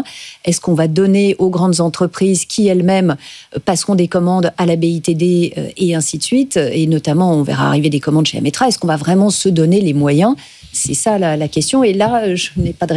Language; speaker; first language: French; native; French